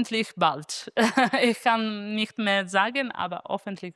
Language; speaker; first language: German; non-native, fluent; Italian